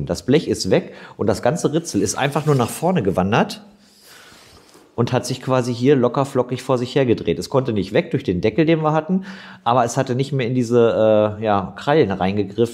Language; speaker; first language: German; native; German